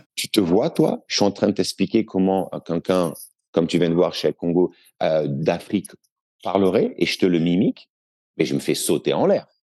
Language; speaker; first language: French; native; French